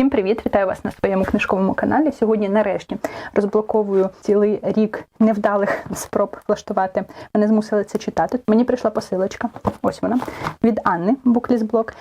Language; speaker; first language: Ukrainian; native; Ukrainian